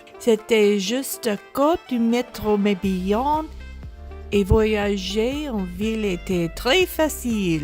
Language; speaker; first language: French; non-native, learner; English